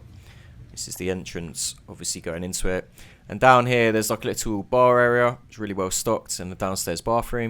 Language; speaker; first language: English; native; English